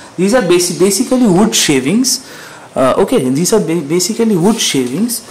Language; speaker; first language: Hindi; non-native, local second language; Bangla